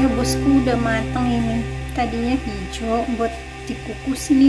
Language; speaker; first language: Indonesian; non-native, local second language; Javanese